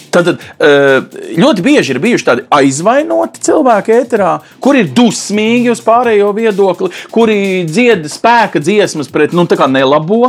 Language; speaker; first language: Latvian; native; Latvian